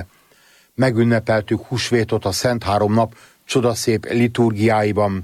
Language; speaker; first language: Hungarian; native; Hungarian